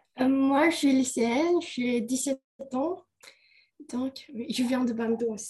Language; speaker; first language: French; non-native, learner; Indonesian